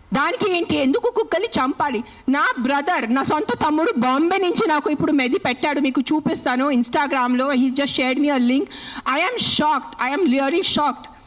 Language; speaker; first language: Telugu; non-native, fluent; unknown